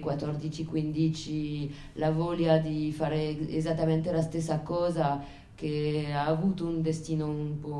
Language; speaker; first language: Italian; non-native, fluent; French